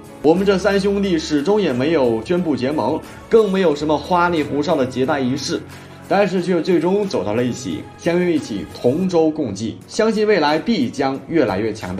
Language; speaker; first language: Chinese; native; Chinese